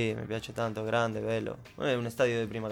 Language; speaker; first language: Italian; non-native, learner; Spanish